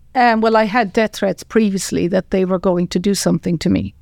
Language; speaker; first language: English; native; English